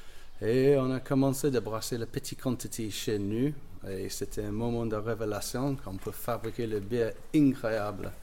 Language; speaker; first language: French; non-native, learner; English